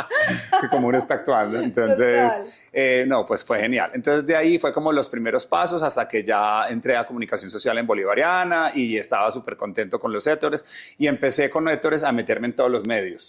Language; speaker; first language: Spanish; native; Spanish